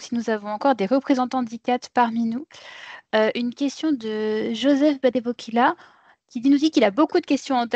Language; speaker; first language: French; native; French